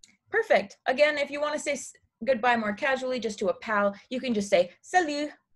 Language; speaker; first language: English; native; English